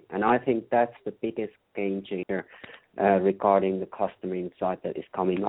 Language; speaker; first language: English; non-native, fluent; Finnish